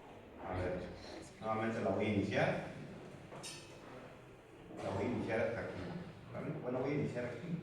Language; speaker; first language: Spanish; native; Spanish